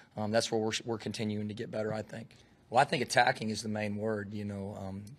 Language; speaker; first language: English; native; English